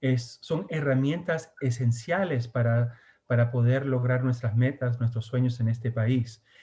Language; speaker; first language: Spanish; early bilingual, heritage; Spanish